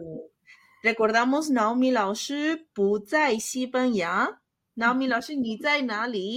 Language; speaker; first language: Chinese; non-native, fluent; Spanish